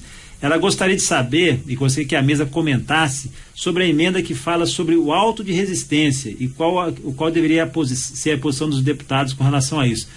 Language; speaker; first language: Portuguese; native; Portuguese